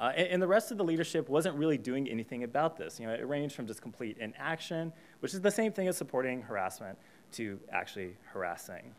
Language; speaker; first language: English; native; English